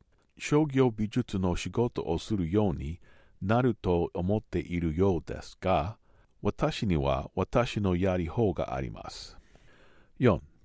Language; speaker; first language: Japanese; non-native, learner; English